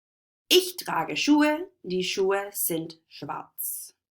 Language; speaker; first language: German; non-native, fluent; English